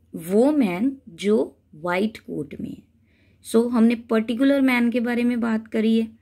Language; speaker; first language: Hindi; native; Hindi